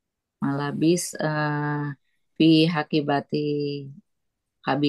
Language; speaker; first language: Arabic; non-native, learner; Indonesian